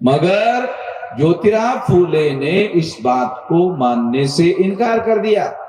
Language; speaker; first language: Hindi; non-native, local second language; Marathi